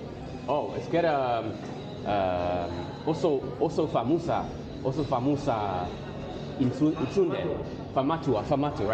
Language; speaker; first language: Basque; non-native, learner; English